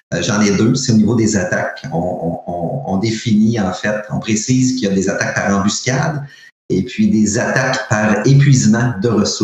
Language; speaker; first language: French; native; French